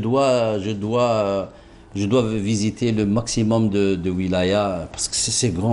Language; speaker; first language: French; non-native, local second language; Arabic